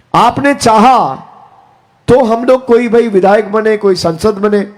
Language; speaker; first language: Hindi; non-native, local second language; Bangla